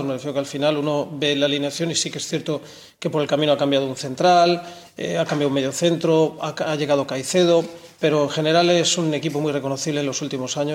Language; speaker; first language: Spanish; native; Spanish